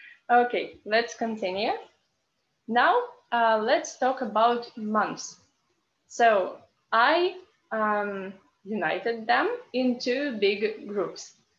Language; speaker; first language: English; non-native, fluent; Russian